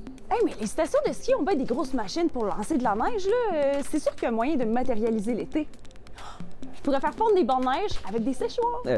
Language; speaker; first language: French; native; French